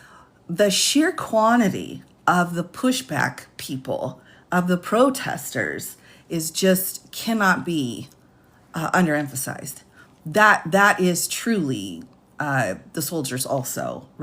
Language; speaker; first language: English; native; English